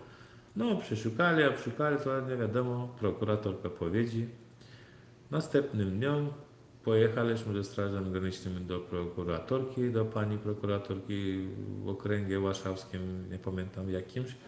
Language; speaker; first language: Polish; non-native, learner; Turkmen